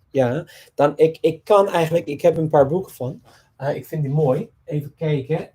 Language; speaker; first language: Dutch; non-native, fluent; English